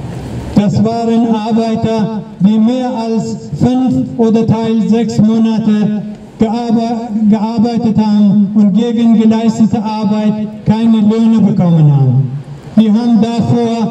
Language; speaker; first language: German; non-native, learner; Persian